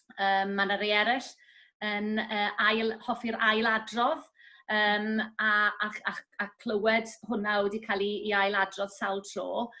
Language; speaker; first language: Welsh; native; Welsh